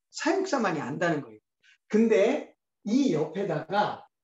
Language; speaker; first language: Korean; native; Korean